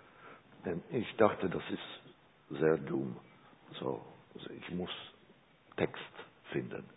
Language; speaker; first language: German; non-native, learner; Czech